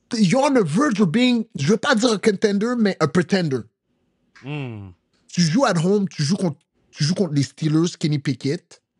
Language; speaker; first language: French; native; French